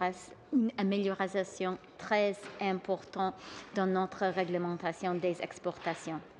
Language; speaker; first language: French; non-native, local second language; English